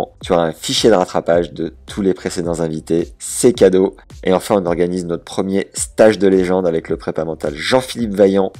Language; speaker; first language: French; native; French